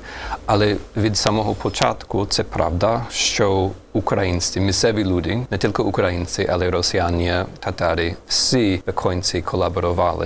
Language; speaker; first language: Ukrainian; non-native, fluent; German